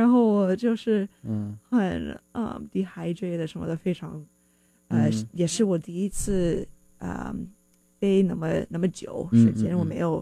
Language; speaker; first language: Chinese; non-native, learner; English